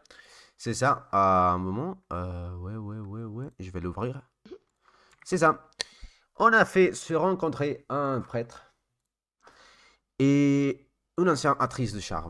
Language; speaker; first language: French; non-native, learner; Spanish